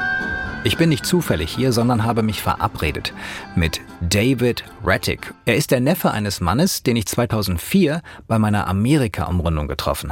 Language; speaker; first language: German; native; German